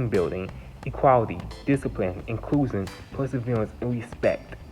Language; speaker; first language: English; native; English